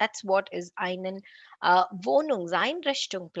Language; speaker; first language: German; non-native, fluent; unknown